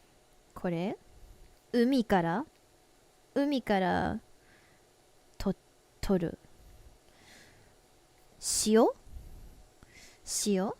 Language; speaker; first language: Japanese; non-native, learner; English